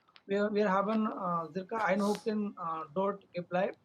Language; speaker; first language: German; non-native, learner; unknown